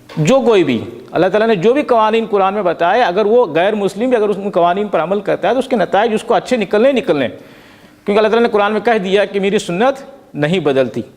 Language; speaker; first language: Urdu; native; Urdu